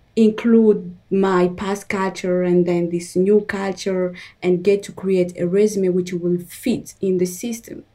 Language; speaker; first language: English; non-native, fluent; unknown